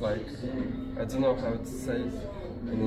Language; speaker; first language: English; non-native, learner; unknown